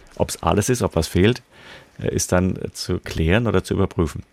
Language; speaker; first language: German; native; German